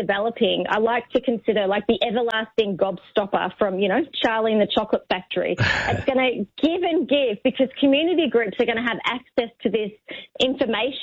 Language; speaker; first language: English; native; English